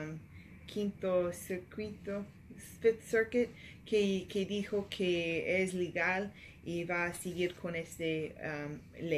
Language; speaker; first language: Spanish; non-native, learner; English